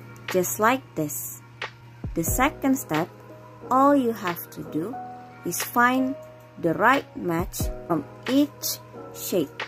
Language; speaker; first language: English; non-native, fluent; Indonesian